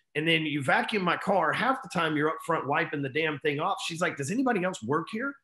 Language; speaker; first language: English; native; English